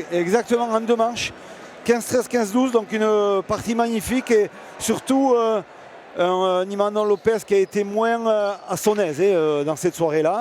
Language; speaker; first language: French; native; French